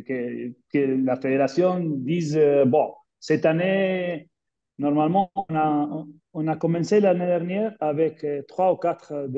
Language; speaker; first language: French; non-native, fluent; Spanish